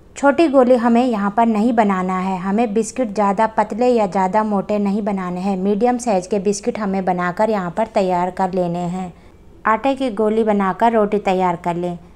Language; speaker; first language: Hindi; native; Hindi